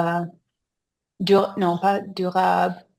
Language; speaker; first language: French; non-native, learner; English